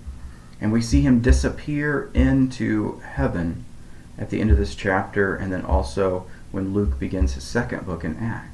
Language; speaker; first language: English; native; English